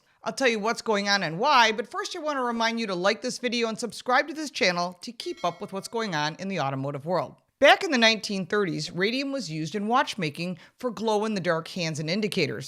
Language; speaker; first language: English; native; English